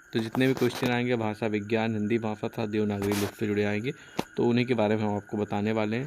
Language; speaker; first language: Hindi; non-native, local second language; Punjabi